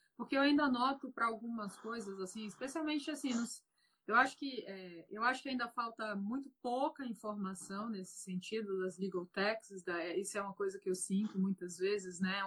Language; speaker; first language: Portuguese; native; Portuguese